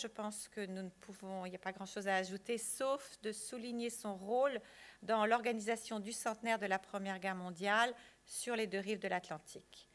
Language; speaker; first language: French; native; French